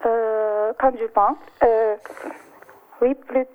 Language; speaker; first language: French; non-native, learner; Japanese